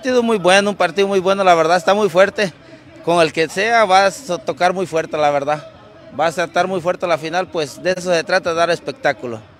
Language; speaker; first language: Spanish; native; Spanish